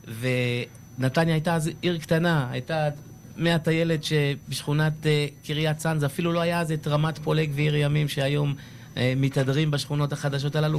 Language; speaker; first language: Hebrew; native; Hebrew